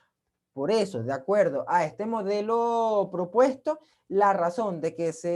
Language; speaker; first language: Spanish; native; Spanish